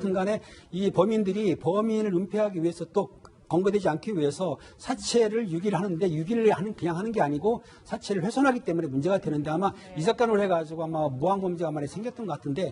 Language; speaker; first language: Korean; native; Korean